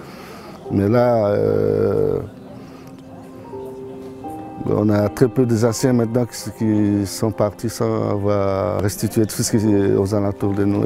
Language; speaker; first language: French; non-native, local second language; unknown